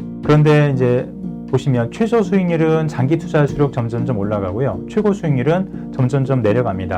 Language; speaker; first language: Korean; native; Korean